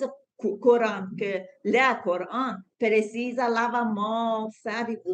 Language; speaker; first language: Portuguese; non-native, learner; Persian